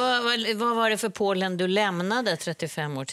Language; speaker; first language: Swedish; native; Swedish